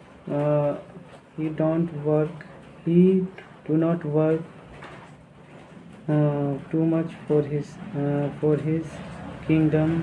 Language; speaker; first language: English; non-native, learner; Hindi